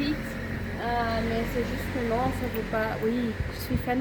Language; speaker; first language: French; non-native, fluent; English